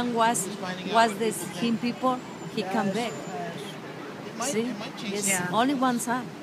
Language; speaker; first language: English; non-native, learner; Spanish